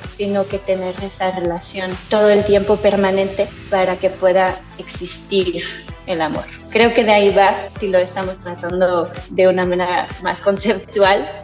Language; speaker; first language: Spanish; non-native, fluent; French